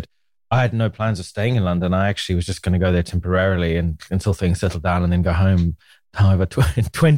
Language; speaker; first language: English; native; English